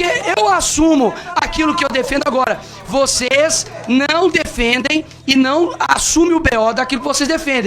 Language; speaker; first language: Portuguese; native; Portuguese